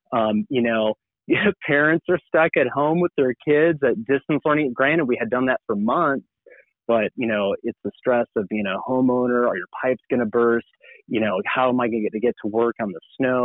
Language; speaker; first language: English; native; English